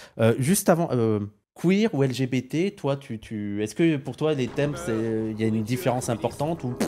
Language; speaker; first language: French; native; French